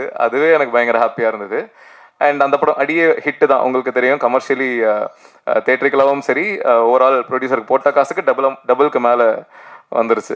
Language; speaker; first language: Tamil; native; Tamil